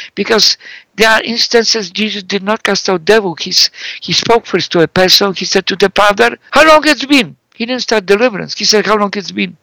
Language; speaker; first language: English; non-native, fluent; Polish